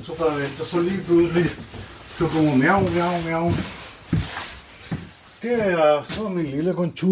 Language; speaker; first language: Danish; non-native, learner; Spanish